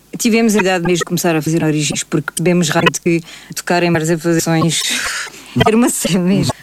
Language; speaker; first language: Portuguese; early bilingual, heritage; Portuguese